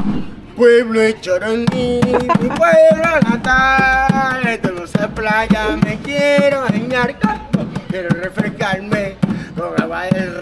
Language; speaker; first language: Spanish; native; Spanish